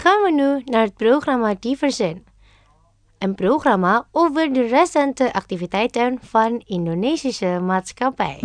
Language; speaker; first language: Dutch; non-native, fluent; Indonesian